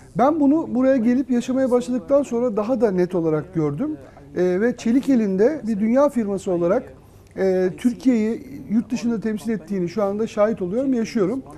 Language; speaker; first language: Turkish; non-native, fluent; Arabic